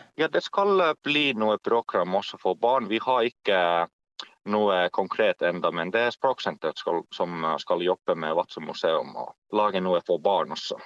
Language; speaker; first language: Norwegian; non-native, fluent; Finnish